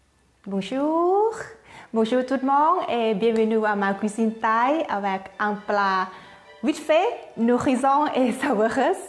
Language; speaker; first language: French; non-native, learner; Thai